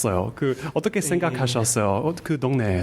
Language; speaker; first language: Korean; non-native, learner; English